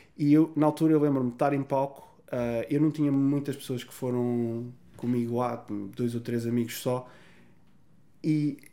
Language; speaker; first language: Portuguese; native; Portuguese